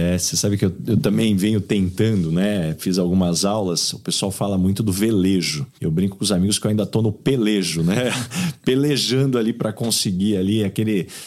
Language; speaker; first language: Portuguese; native; Portuguese